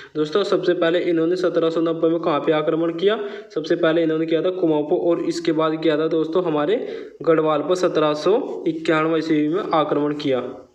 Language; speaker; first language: Hindi; native; Hindi